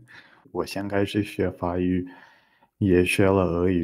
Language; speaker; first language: Chinese; non-native, learner; Portuguese